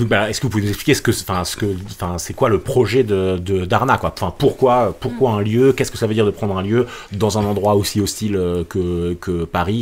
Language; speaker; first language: French; native; French